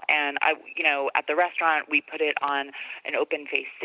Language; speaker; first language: English; native; English